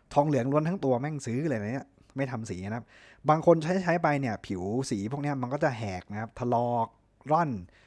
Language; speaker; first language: Thai; native; Thai